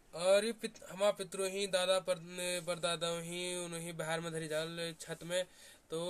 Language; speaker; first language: Hindi; native; Hindi